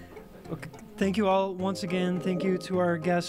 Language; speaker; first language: English; native; English